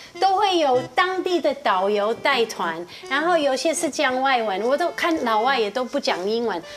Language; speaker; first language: Chinese; non-native, fluent; English